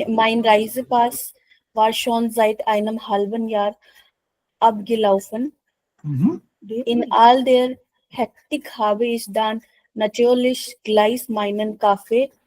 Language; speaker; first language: German; non-native, learner; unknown